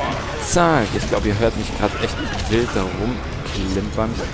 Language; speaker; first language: German; native; German